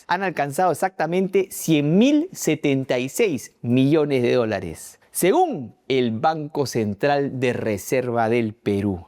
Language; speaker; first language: Spanish; native; Spanish